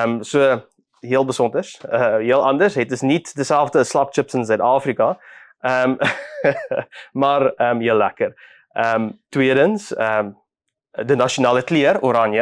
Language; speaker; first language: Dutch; non-native, learner; Afrikaans